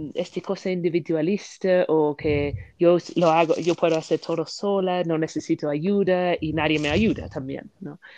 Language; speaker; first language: Spanish; non-native, fluent; English